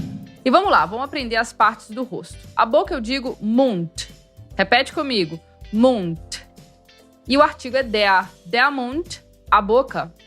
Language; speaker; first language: Portuguese; native; Portuguese